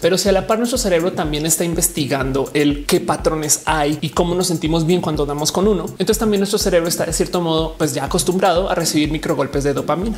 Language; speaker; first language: Spanish; native; Spanish